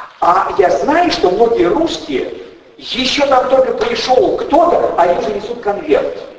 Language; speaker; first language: Russian; native; Russian